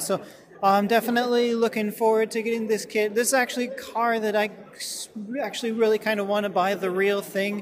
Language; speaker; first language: English; native; English